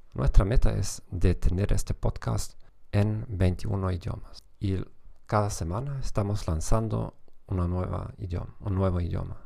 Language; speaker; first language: Spanish; non-native, fluent; German